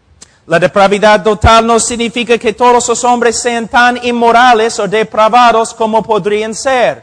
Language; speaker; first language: Spanish; non-native, fluent; English